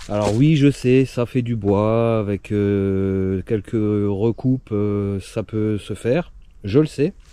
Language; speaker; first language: French; native; French